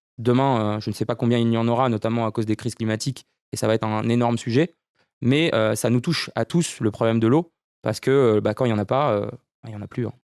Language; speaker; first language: French; early bilingual, other home language; Romanian